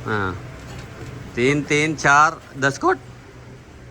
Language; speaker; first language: Hindi; non-native, local second language; Malayalam